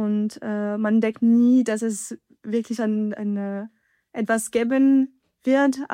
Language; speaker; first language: German; non-native, fluent; French